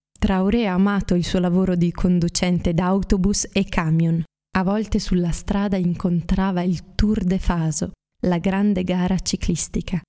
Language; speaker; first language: Italian; native; Italian